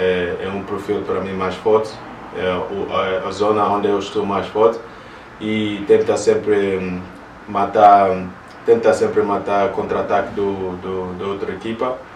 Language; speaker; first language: Portuguese; non-native, learner; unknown